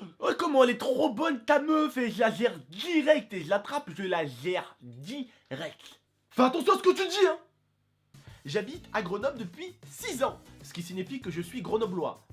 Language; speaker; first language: French; early bilingual, other home language; Arabic